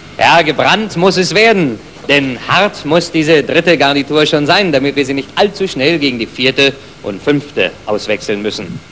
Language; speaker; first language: German; native; German